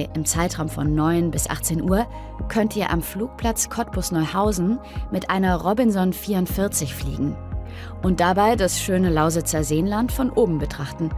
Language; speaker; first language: German; native; German